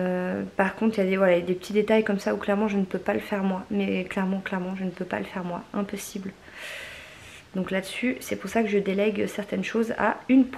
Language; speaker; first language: French; native; French